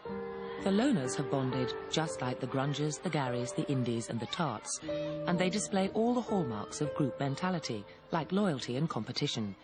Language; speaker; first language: English; native; English